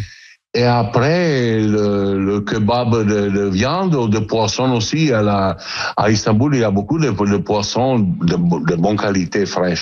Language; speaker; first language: French; non-native, learner; Italian